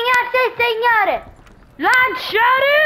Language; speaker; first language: Italian; native; Italian